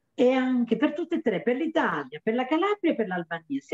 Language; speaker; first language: Italian; native; Italian